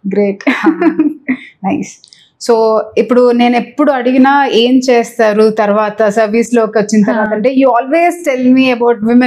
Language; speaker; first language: Telugu; native; Telugu